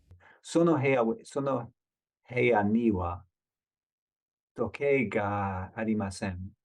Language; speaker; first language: Japanese; non-native, learner; English